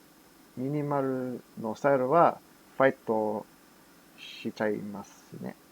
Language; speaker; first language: Japanese; non-native, fluent; English